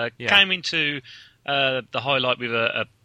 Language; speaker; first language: English; native; English